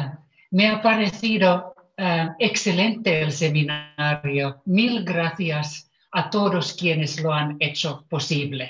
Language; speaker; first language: Spanish; non-native, fluent; Finnish